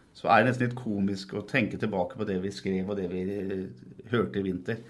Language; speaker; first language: Norwegian; native; Norwegian